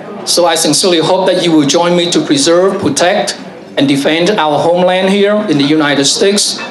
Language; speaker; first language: English; non-native, fluent; Vietnamese